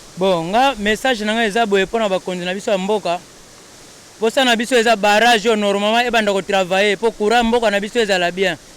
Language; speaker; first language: Lingala; non-native, local second language; Kongo